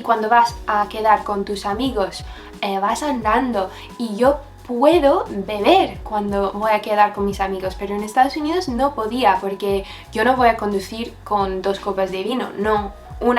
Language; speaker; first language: Spanish; non-native, fluent; English